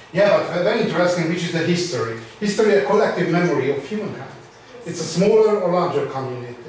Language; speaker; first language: English; non-native, learner; Hungarian